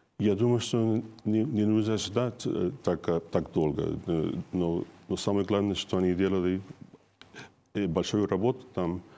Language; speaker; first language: Russian; non-native, fluent; English